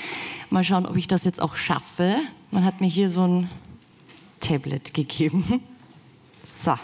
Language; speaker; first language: German; native; German